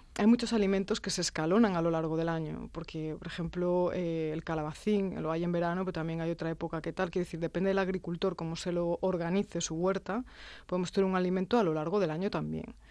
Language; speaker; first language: Spanish; native; Spanish